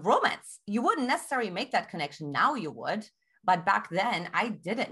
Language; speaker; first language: English; non-native, fluent; German